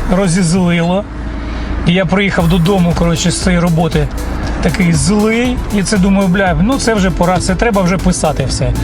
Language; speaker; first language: Ukrainian; non-native, local second language; Russian